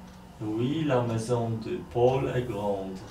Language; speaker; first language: French; non-native, learner; Polish